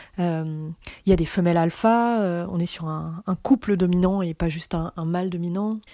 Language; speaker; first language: French; native; French